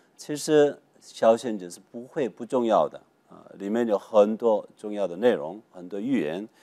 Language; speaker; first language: Chinese; non-native, fluent; Korean